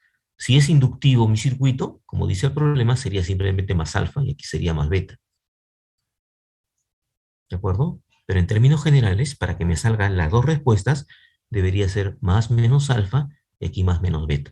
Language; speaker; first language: Spanish; native; Spanish